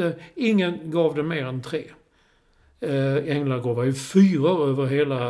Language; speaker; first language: Swedish; native; Swedish